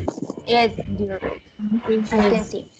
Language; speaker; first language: English; non-native, learner; Spanish